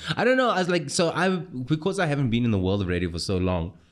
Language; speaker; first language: English; native; English